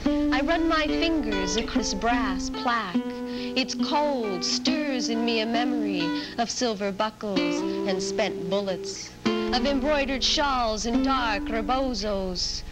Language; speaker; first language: English; native; English